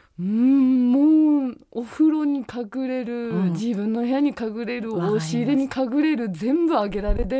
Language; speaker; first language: Japanese; native; Japanese